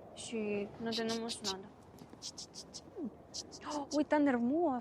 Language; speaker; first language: Spanish; non-native, fluent; Russian